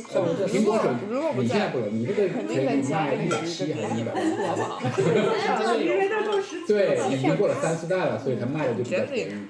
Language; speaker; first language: Chinese; native; Chinese